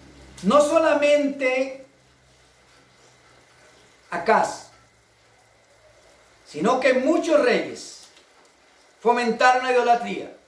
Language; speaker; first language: Spanish; native; Spanish